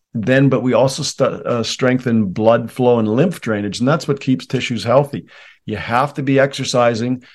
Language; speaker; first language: English; native; English